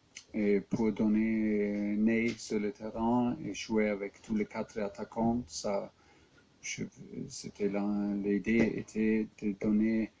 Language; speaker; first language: French; non-native, fluent; German